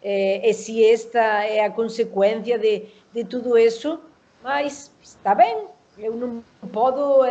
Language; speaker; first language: Portuguese; non-native, learner; Spanish